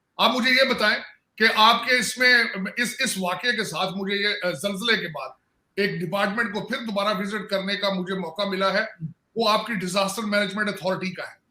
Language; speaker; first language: Hindi; native; Hindi